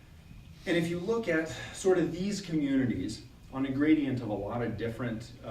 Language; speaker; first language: English; native; English